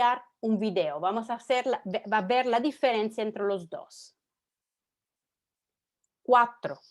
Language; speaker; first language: Spanish; non-native, fluent; Italian